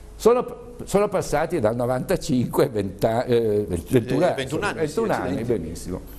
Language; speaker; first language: Italian; native; Italian